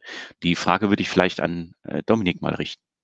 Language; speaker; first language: German; native; German